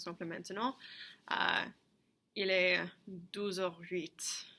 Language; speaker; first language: French; non-native, fluent; English